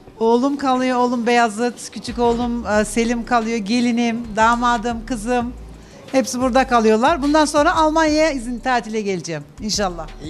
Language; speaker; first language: Turkish; native; Turkish